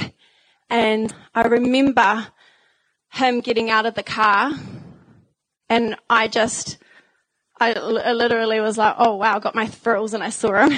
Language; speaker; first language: English; native; English